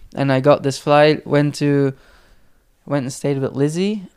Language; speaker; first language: English; non-native, fluent; Dutch